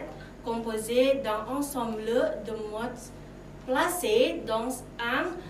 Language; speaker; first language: French; non-native, learner; Indonesian